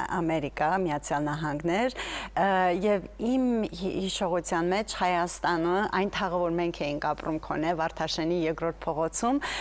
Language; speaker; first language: Armenian; native; Armenian